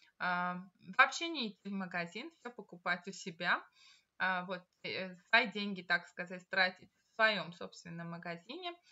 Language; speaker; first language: Russian; non-native, local second language; Armenian